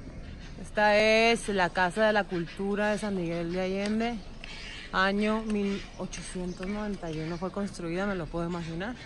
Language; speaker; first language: Spanish; native; Spanish